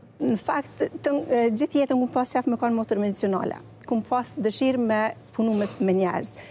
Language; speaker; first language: Albanian; early bilingual, heritage; Albanian